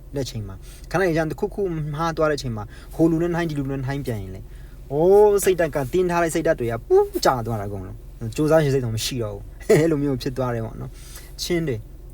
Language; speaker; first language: Burmese; non-native, local second language; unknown